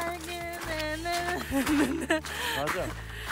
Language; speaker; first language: Korean; non-native, learner; English